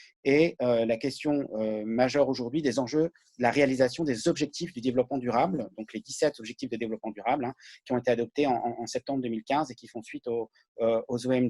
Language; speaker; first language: French; native; French